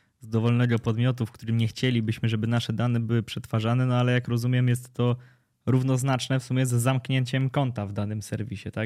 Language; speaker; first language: Polish; native; Polish